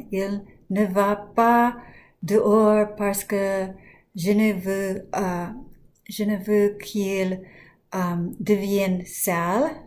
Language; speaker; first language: French; non-native, learner; English